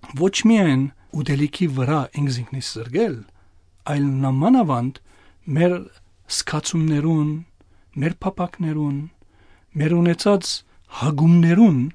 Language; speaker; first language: Armenian; native; Armenian